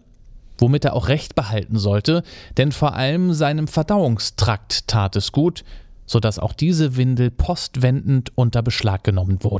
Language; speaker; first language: German; native; German